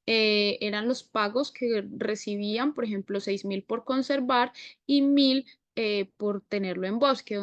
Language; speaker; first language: Spanish; native; Spanish